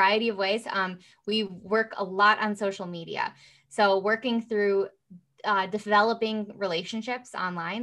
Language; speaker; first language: English; native; English